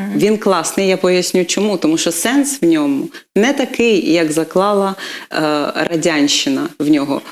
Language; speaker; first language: Ukrainian; non-native, local second language; Russian